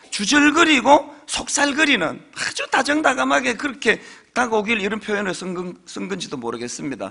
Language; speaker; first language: Korean; native; Korean